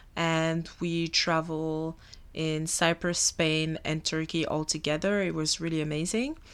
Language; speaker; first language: English; non-native, fluent; French